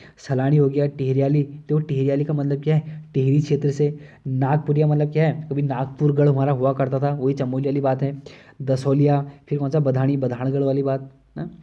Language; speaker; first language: Hindi; native; Hindi